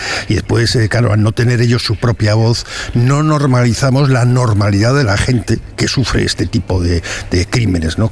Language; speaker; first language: Spanish; native; Spanish